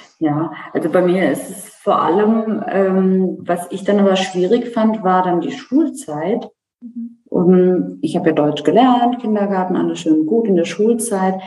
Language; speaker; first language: German; early bilingual, other home language; Turkish